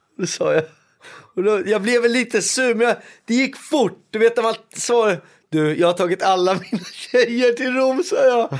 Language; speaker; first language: Swedish; native; Swedish